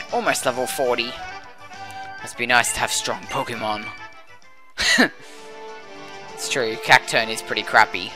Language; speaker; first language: English; native; English